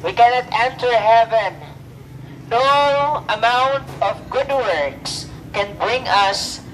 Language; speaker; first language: English; non-native, local second language; Filipino